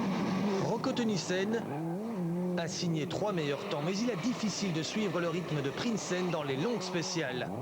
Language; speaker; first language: French; native; French